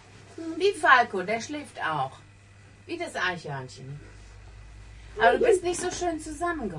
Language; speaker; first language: German; native; German